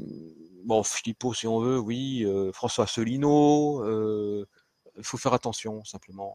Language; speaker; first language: French; native; French